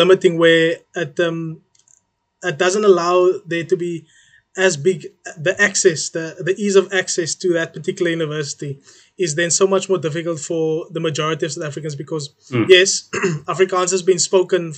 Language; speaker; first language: English; non-native, local second language; Afrikaans